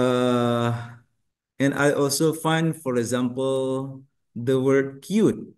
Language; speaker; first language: English; non-native, learner; Indonesian